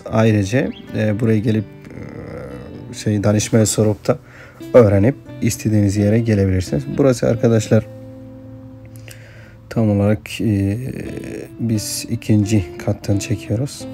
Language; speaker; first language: Turkish; non-native, fluent; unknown